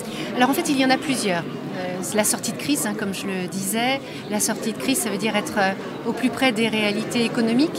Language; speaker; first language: French; native; French